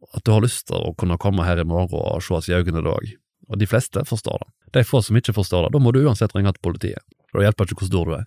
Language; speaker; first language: Norwegian; native; Norwegian